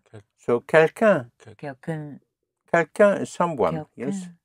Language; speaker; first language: French; non-native, fluent; English